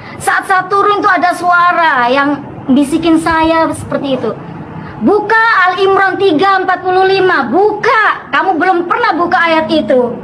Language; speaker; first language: Indonesian; non-native, local second language; Madurese